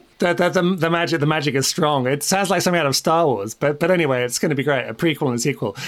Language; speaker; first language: English; native; English